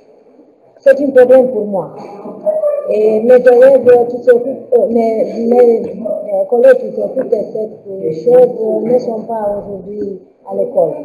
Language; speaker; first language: French; non-native, learner; Romanian